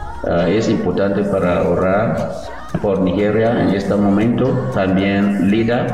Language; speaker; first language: Spanish; non-native, learner; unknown